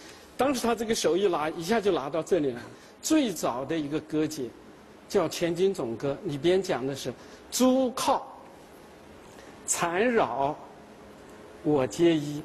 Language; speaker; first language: Chinese; native; Chinese